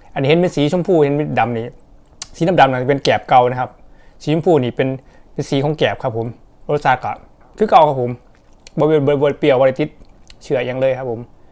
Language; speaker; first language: Thai; non-native, local second language; Lao